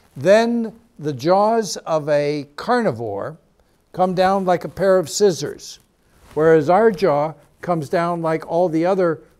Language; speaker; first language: English; native; English